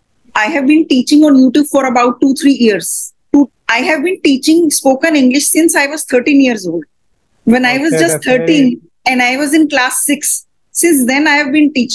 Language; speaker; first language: English; non-native, local second language; Hindi